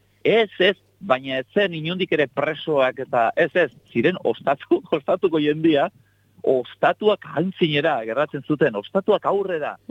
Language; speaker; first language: Basque; native; Basque